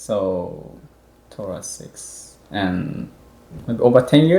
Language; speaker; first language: English; non-native, fluent; Japanese